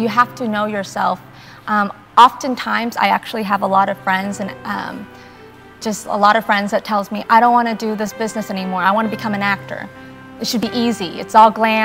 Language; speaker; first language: English; early bilingual, other home language; Vietnamese